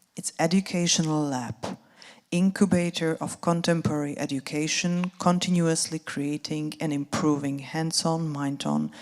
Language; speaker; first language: English; non-native, fluent; Czech